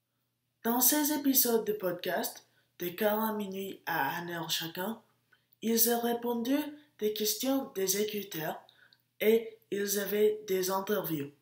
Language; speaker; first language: French; non-native, learner; English